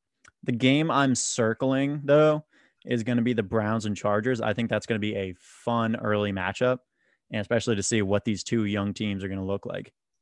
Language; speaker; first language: English; native; English